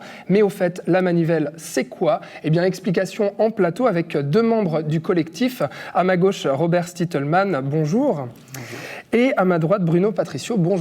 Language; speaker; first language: French; native; French